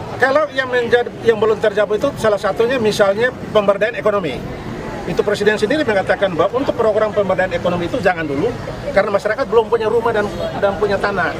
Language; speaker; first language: Indonesian; non-native, local second language; Tetum